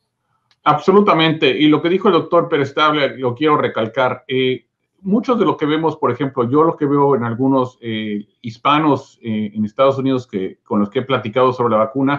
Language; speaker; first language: Spanish; native; Spanish